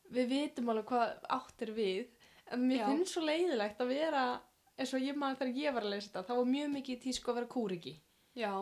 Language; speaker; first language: Icelandic; native; Icelandic